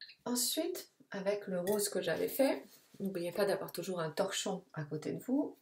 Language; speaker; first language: French; non-native, fluent; Italian